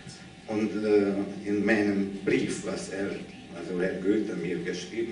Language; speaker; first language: German; non-native, learner; Hungarian